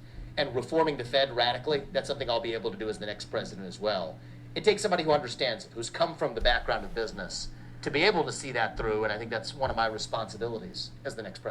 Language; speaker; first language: English; native; English